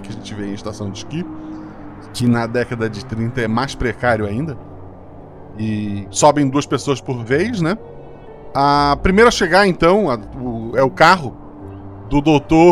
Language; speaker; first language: Portuguese; native; Portuguese